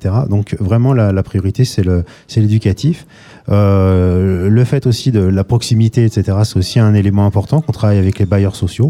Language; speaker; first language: French; native; French